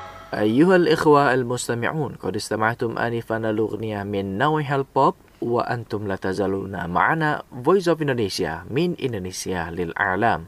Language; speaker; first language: Arabic; non-native, fluent; Indonesian